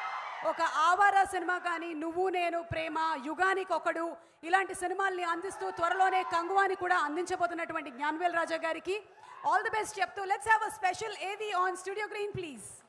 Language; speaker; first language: Telugu; native; Telugu